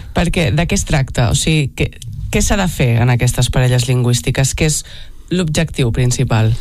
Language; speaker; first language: Catalan; native; Catalan